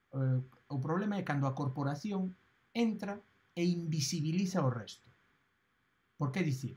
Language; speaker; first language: Galician; native; Galician